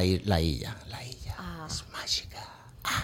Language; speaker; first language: Catalan; non-native, local second language; Spanish